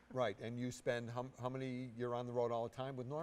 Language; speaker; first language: English; native; English